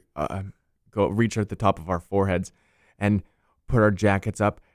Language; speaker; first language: English; native; English